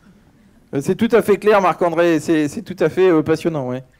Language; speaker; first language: French; native; French